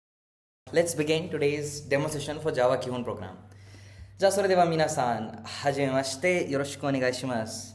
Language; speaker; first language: English; non-native, local second language; Hindi